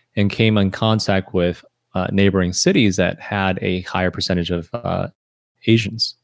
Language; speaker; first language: English; early bilingual, other home language; Chinese